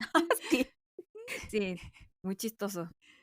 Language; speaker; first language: Spanish; non-native, fluent; Korean